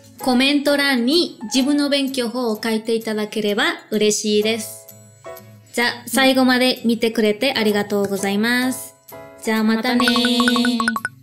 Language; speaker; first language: Japanese; non-native, fluent; Spanish